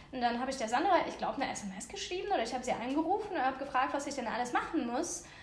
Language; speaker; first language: German; non-native, fluent; Russian